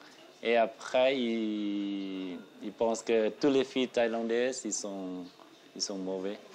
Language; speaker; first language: French; non-native, learner; Thai